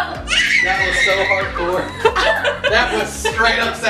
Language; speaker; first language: English; native; English